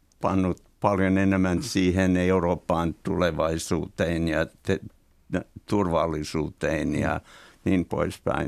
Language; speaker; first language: Finnish; non-native, fluent; English